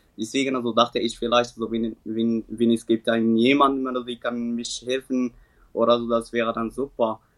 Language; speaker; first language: German; non-native, learner; Arabic